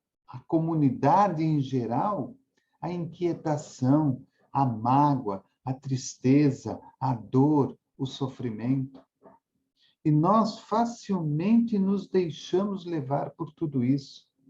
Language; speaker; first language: Portuguese; native; Portuguese